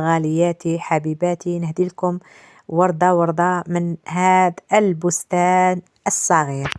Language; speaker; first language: Arabic; native; Arabic